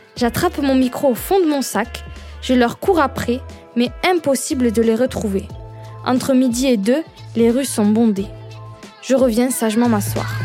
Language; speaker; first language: French; native; French